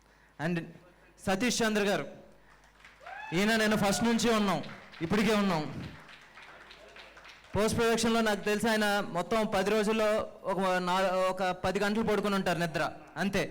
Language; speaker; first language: Telugu; native; Telugu